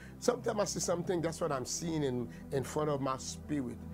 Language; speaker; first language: English; non-native, fluent; Haitian Creole